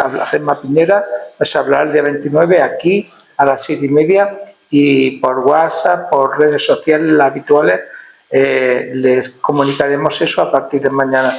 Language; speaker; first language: Spanish; native; Spanish